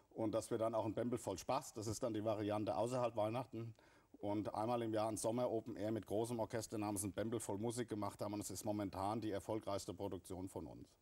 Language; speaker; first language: German; native; German